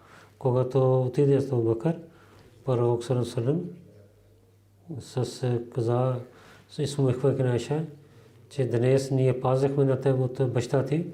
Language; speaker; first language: Bulgarian; non-native, learner; Urdu